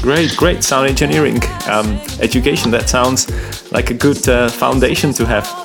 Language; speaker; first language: English; non-native, fluent; Czech